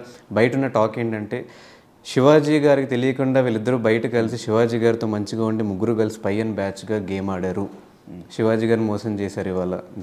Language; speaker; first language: Telugu; native; Telugu